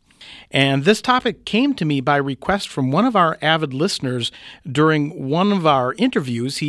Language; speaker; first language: English; native; English